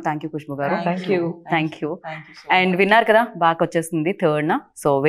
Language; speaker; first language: Telugu; native; Telugu